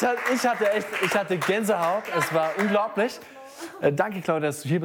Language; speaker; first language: German; native; German